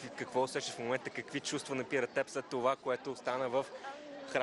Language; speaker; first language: Bulgarian; native; Bulgarian